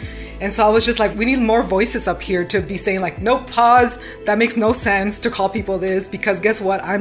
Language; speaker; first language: English; early bilingual, other home language; Spanish